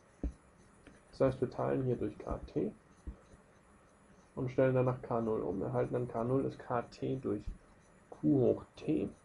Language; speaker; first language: German; native; German